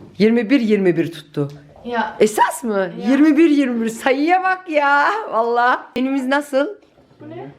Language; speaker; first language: Turkish; early bilingual, heritage; Turkish